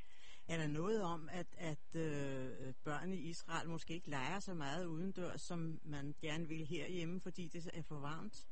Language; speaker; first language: Danish; native; Danish